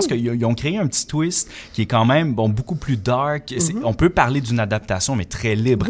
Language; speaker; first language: French; native; French